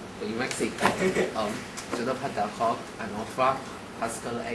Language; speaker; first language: French; non-native, learner; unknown